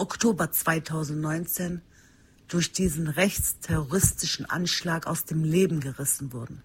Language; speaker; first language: German; early bilingual, other home language; Turkish